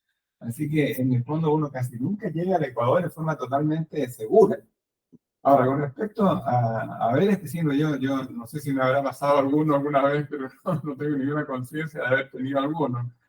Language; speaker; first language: Spanish; native; Spanish